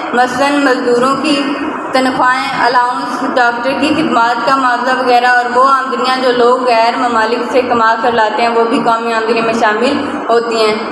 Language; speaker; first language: Urdu; non-native, local second language; Punjabi